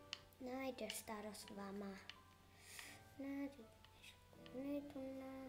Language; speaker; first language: Welsh; non-native, local second language; English